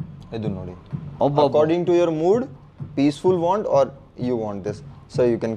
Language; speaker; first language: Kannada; non-native, local second language; Hindi